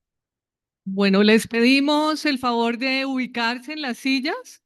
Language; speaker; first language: Spanish; native; Spanish